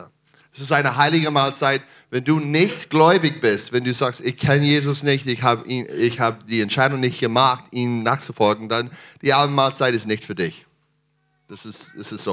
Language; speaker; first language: German; non-native, fluent; English